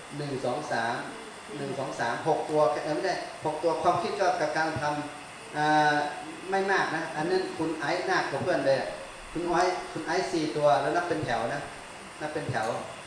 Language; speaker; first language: Thai; native; Thai